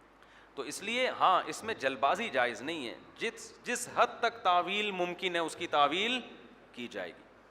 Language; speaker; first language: Urdu; native; Urdu